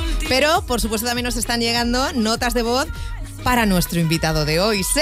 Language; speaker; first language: Spanish; native; Spanish